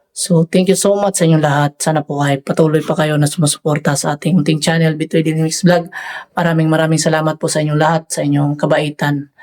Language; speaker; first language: Filipino; non-native, local second language; Cebuano